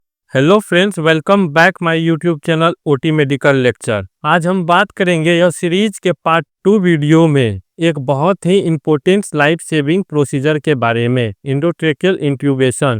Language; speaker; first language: Hindi; native; Hindi